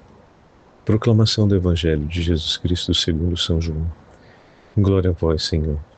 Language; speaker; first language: Portuguese; native; Portuguese